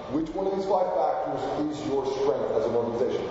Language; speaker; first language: English; non-native, fluent; Spanish